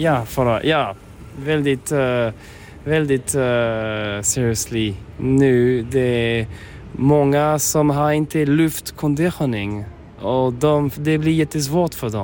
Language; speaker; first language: Swedish; non-native, learner; French